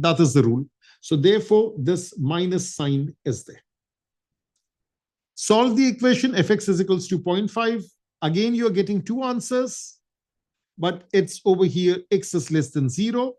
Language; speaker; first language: English; non-native, local second language; Urdu